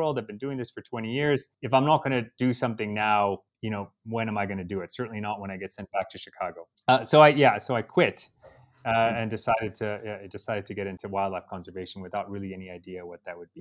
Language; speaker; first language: English; native; English